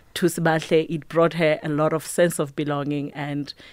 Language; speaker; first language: English; non-native, local second language; Tswana